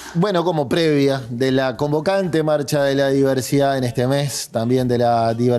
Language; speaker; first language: Spanish; native; Spanish